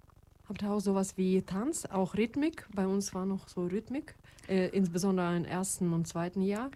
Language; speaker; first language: German; non-native, fluent; Russian